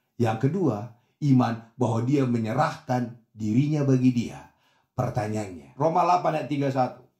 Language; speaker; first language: Indonesian; native; Indonesian